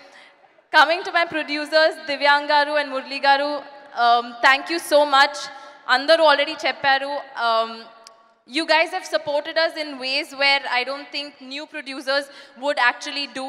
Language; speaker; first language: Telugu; non-native, learner; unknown